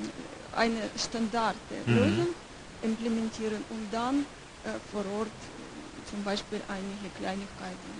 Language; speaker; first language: German; non-native, learner; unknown